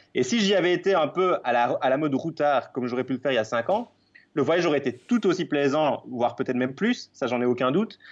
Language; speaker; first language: French; native; French